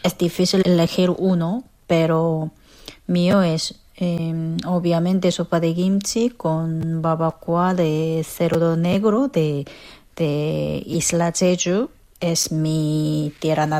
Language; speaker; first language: Spanish; non-native, fluent; Korean